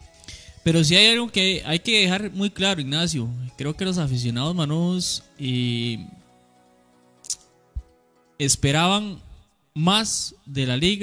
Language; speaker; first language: Spanish; native; Spanish